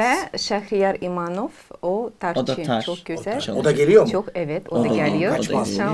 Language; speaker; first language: Turkish; non-native, learner; Azerbaijani